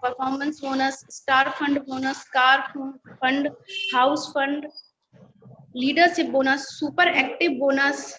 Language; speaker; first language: Hindi; native; Hindi